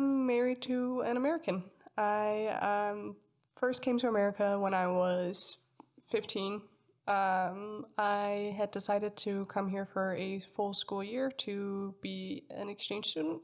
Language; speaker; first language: English; non-native, fluent; Danish